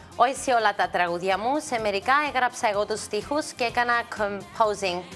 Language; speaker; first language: Greek; early bilingual, heritage; Greek